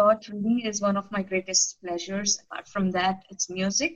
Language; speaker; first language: English; non-native, local second language; Telugu